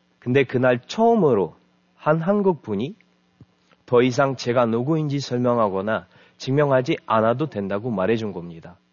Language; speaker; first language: Korean; non-native, fluent; Russian